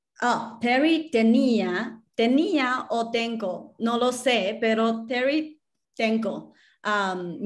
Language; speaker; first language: Spanish; non-native, learner; English